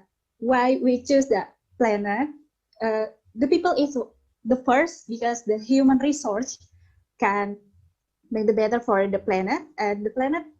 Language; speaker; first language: English; non-native, learner; Indonesian